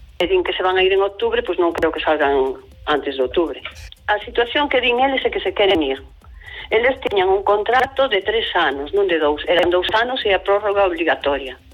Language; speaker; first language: Galician; native; Galician